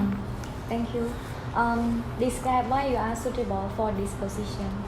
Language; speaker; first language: English; non-native, learner; Khmer